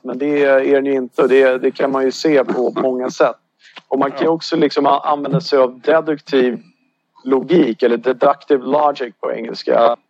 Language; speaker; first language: Swedish; native; Swedish